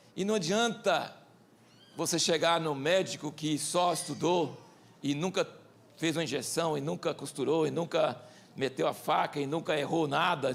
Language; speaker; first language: Portuguese; early bilingual, other home language; English